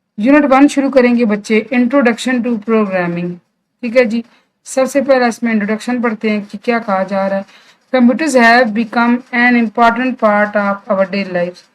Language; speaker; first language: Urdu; non-native, local second language; Punjabi